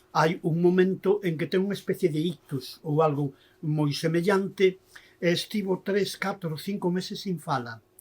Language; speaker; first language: Galician; native; Galician